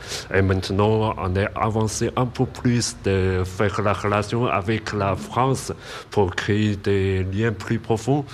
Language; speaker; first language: French; non-native, learner; Chinese